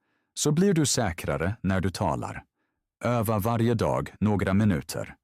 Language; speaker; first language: Swedish; non-native, fluent; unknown